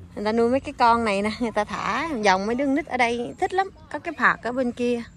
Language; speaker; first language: Vietnamese; native; Vietnamese